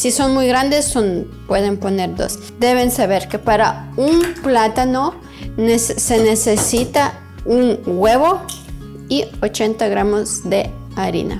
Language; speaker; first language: Spanish; non-native, fluent; Ukrainian